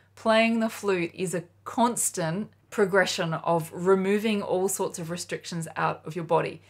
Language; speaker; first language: English; native; English